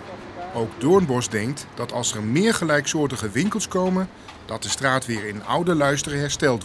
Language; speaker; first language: Dutch; native; Dutch